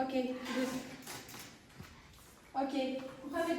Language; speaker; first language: English; non-native, learner; Kazakh